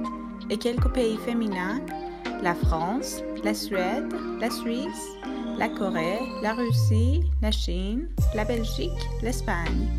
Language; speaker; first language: French; non-native, fluent; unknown